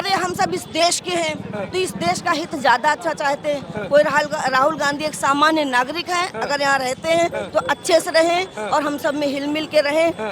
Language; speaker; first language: Hindi; native; Hindi